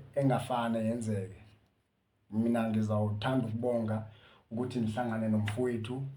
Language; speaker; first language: Zulu; native; Zulu